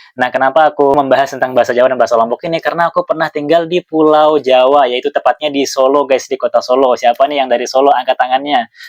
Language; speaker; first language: Indonesian; non-native, local second language; Sasak